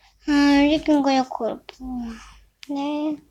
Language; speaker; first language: Swedish; early bilingual, other home language; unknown